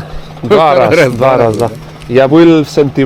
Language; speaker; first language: Russian; non-native, learner; Spanish